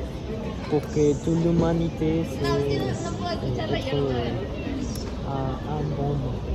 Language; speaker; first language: French; non-native, learner; Spanish